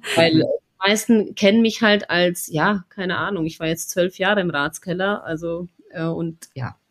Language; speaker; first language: German; non-native, fluent; Russian